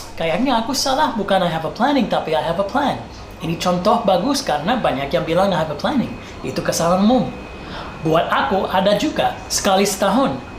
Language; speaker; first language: Indonesian; non-native, fluent; English